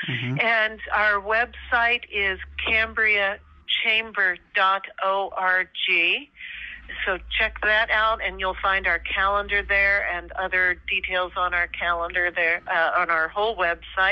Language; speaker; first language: English; native; English